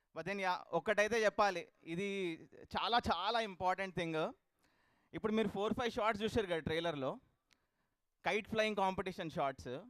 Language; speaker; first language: Telugu; native; Telugu